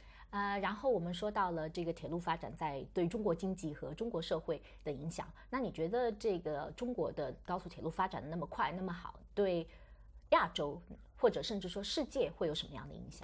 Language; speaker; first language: Chinese; native; Chinese